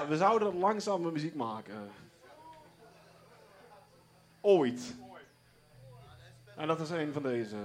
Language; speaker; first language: Dutch; native; Dutch